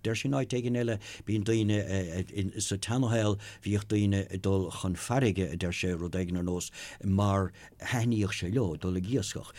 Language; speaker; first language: Irish; non-native, local second language; English